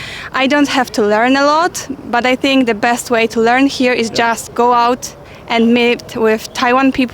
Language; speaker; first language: English; non-native, fluent; Polish